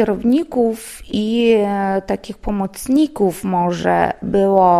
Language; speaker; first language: Polish; non-native, local second language; Lithuanian